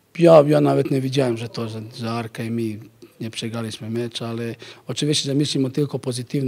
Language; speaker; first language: Polish; non-native, learner; Macedonian